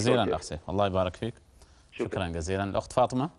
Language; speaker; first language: Arabic; native; Arabic